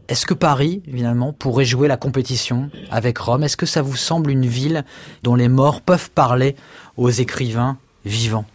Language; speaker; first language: French; native; French